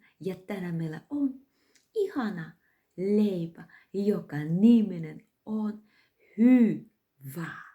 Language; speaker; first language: Finnish; non-native, learner; Russian